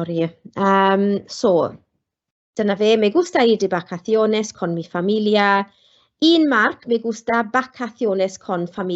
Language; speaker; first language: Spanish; non-native, fluent; Welsh